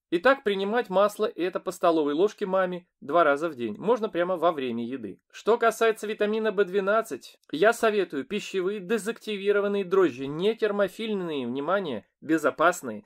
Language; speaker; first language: Russian; native; Russian